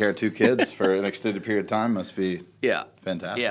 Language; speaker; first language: English; native; English